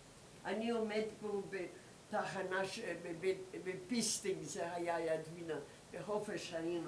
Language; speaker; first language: Hebrew; non-native, learner; German